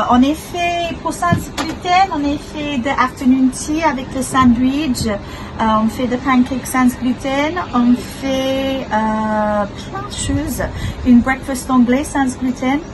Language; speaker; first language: French; non-native, learner; English